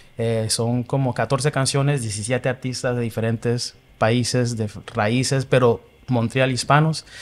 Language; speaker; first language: Spanish; early bilingual, heritage; Spanish